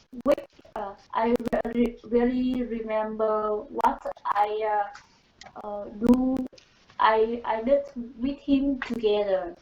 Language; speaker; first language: English; non-native, learner; Vietnamese